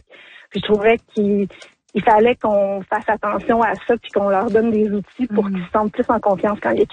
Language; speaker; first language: French; native; French